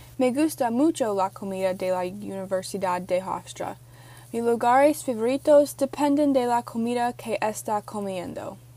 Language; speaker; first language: Spanish; non-native, learner; English